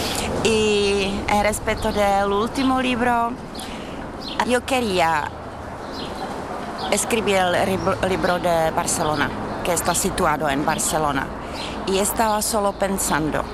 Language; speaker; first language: Spanish; non-native, fluent; Czech